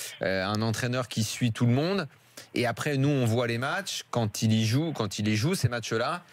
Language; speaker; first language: French; native; French